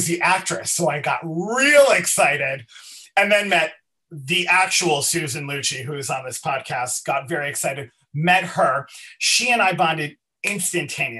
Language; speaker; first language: English; native; English